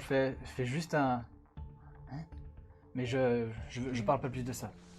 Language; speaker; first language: French; native; French